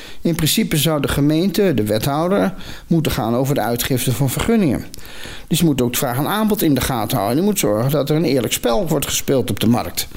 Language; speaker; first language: Dutch; native; Dutch